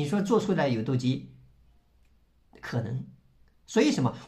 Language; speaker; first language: Chinese; native; Chinese